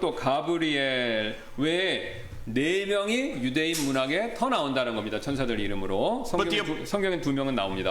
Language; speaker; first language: Korean; native; Korean